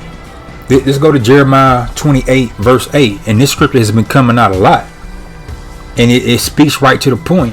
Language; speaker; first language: English; native; English